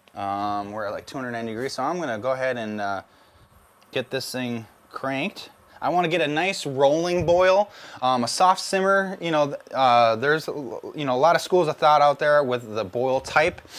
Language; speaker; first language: English; native; English